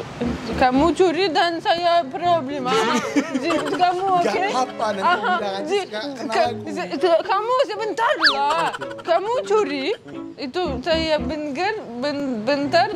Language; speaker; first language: Indonesian; non-native, learner; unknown